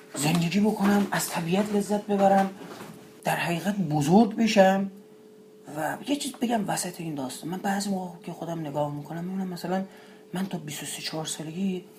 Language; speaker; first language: Persian; non-native, local second language; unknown